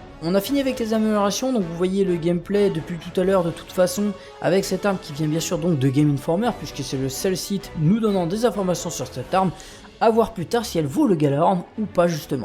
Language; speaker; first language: French; native; French